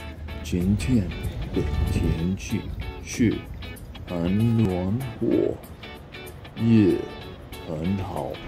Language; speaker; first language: Chinese; non-native, learner; English